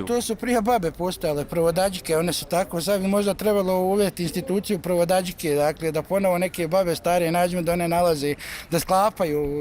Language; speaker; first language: Bosnian; native; Bosnian